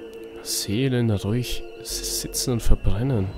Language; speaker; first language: German; native; German